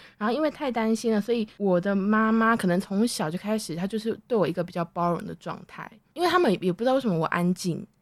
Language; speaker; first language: Chinese; native; Chinese